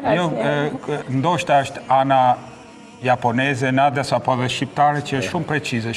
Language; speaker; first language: Albanian; native; Albanian